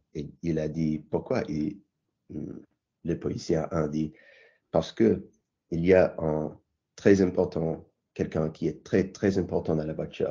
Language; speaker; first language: French; non-native, learner; English